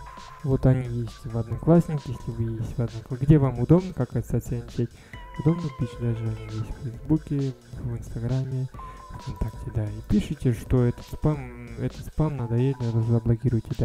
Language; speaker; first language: Russian; non-native, fluent; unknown